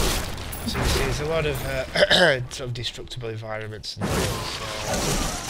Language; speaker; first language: English; native; English